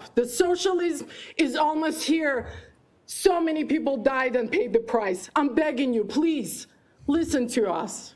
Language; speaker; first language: English; non-native, fluent; Ukrainian